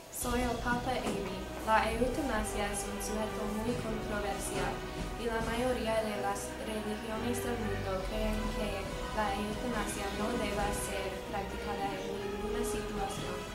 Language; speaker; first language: Spanish; non-native, learner; English